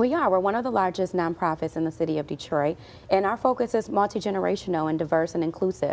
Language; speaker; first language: English; native; English